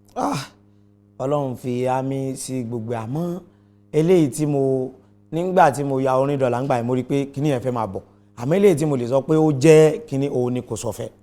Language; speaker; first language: Yoruba; native; Yoruba